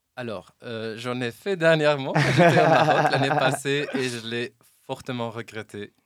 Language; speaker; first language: French; non-native, local second language; Arabic